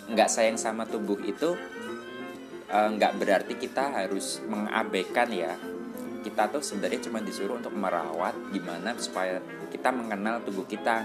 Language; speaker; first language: Indonesian; early bilingual, heritage; Indonesian